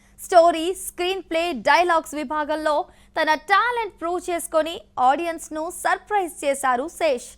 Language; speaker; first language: Telugu; native; Telugu